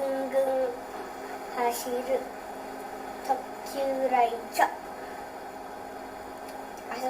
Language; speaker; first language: Japanese; non-native, learner; Vietnamese